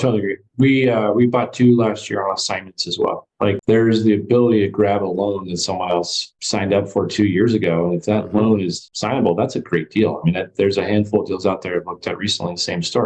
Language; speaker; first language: English; native; English